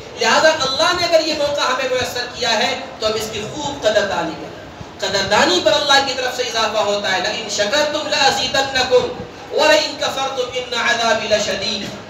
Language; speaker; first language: Urdu; non-native, local second language; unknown